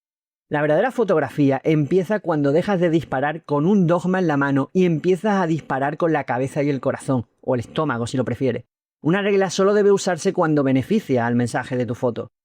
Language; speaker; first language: Spanish; native; Spanish